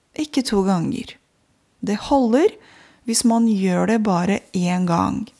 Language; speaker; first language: Norwegian; non-native, fluent; Romanian